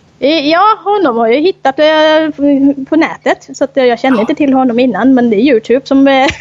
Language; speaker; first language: Swedish; non-native, fluent; Thai